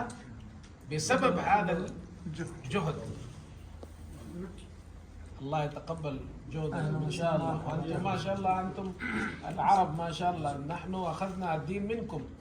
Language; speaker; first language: Arabic; non-native, fluent; Urdu